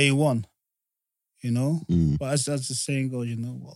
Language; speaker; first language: English; native; English